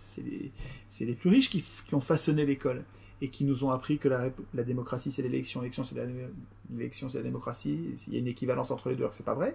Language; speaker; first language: French; native; French